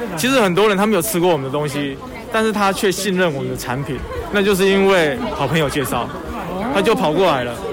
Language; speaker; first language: Chinese; native; Chinese